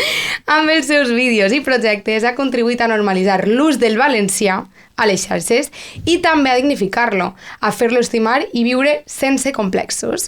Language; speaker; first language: Catalan; native; Catalan